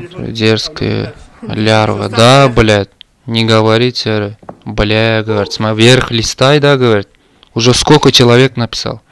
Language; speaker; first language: Russian; non-native, learner; Turkmen